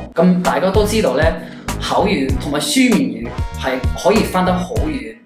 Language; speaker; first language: Cantonese; non-native, fluent; English